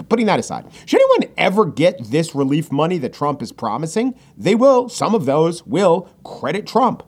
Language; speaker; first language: English; native; English